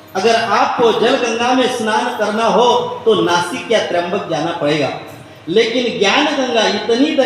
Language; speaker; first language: Hindi; non-native, local second language; Marathi